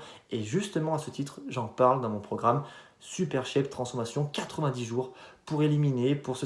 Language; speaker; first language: French; native; French